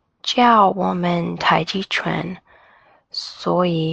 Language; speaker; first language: Chinese; non-native, learner; English